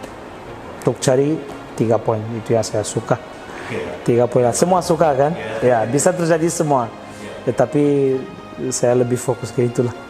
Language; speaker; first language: Indonesian; non-native, fluent; Portuguese